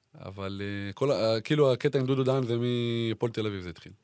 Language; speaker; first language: Hebrew; native; Hebrew